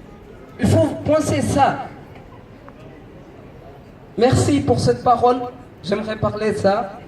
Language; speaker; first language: French; non-native, learner; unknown